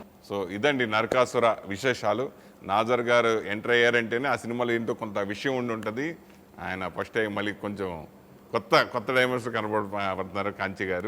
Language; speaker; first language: Telugu; native; Telugu